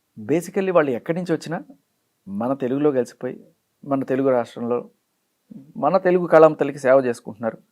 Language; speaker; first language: Telugu; native; Telugu